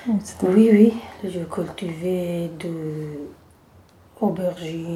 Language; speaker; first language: French; non-native, learner; Kurdish